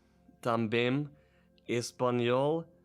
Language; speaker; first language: Portuguese; non-native, learner; German